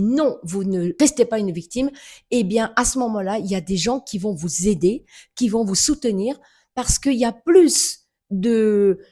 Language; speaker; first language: French; native; French